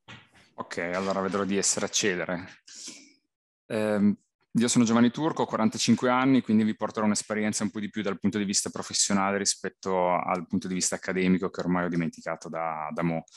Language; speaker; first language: Italian; native; Italian